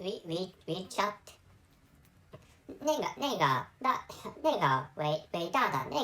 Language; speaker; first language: Chinese; non-native, learner; Japanese